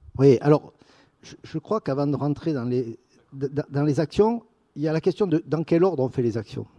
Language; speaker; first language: French; native; French